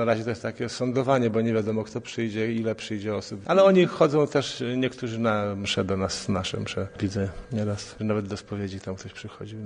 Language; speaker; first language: Polish; native; Polish